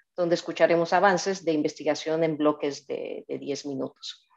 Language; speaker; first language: Spanish; native; Spanish